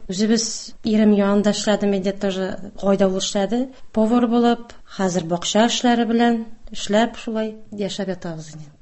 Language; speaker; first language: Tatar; non-native, local second language; Russian